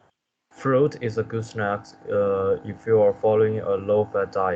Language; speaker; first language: English; non-native, learner; Chinese